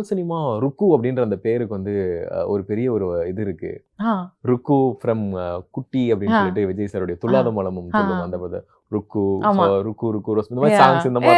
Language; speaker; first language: Tamil; native; Tamil